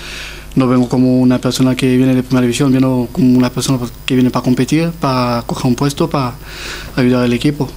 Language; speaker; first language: Spanish; non-native, fluent; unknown